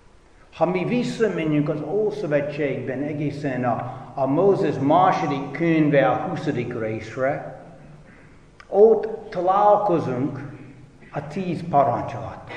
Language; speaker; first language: Hungarian; non-native, fluent; English